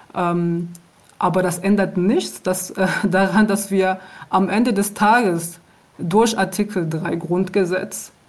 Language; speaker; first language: German; native; German